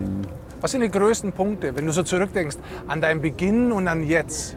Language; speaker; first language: German; native; German